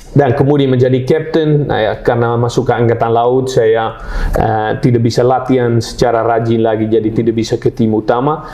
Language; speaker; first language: Indonesian; non-native, fluent; Dutch